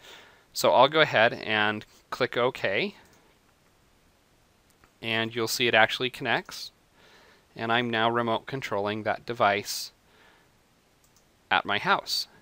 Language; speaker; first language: English; native; English